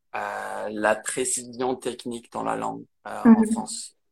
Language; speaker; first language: French; non-native, fluent; English